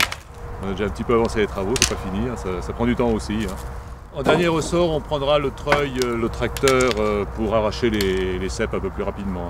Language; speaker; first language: French; native; French